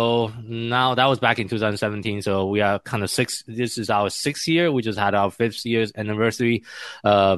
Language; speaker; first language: English; non-native, fluent; Chinese